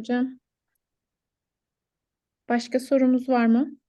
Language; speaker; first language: Turkish; native; Turkish